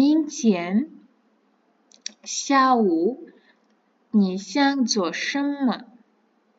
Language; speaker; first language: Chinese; non-native, fluent; Kazakh